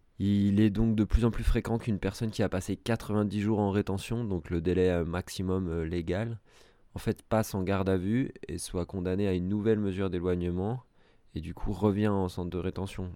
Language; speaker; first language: French; native; French